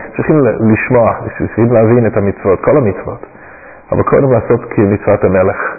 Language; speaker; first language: Hebrew; non-native, fluent; English